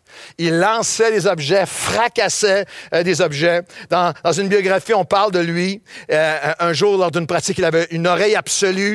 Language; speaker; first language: French; native; French